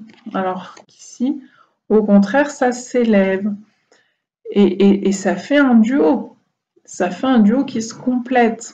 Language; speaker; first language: French; native; French